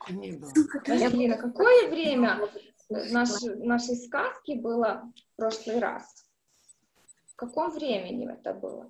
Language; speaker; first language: Russian; native; Russian